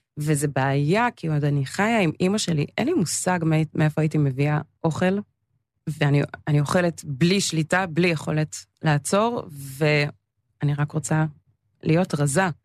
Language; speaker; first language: Hebrew; early bilingual, other home language; English